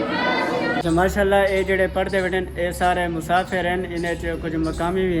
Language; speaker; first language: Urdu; non-native, local second language; Saraiki